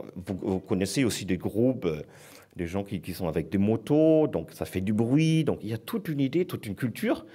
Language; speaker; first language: French; non-native, fluent; German